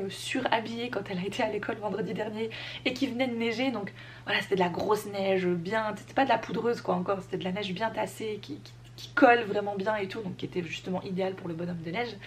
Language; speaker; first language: French; native; French